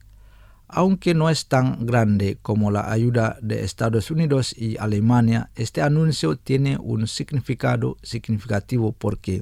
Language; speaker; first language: Spanish; non-native, fluent; Indonesian